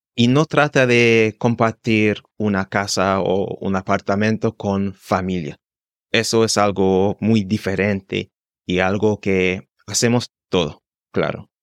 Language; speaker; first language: Spanish; non-native, fluent; English